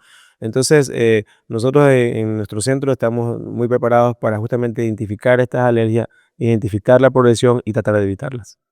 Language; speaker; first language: Spanish; native; Spanish